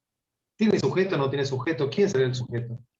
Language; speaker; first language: Spanish; native; Spanish